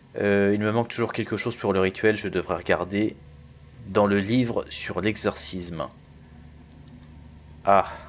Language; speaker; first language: French; native; French